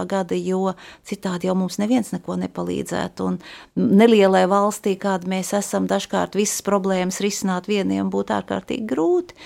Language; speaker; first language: Latvian; native; Latvian